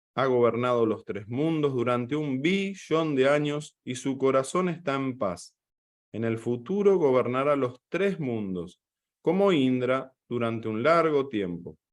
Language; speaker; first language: Spanish; native; Spanish